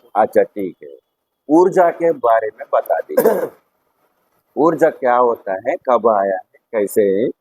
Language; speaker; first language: Hindi; non-native, fluent; Telugu